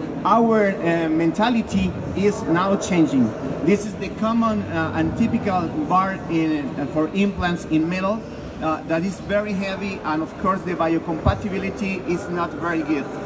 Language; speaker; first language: English; non-native, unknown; Spanish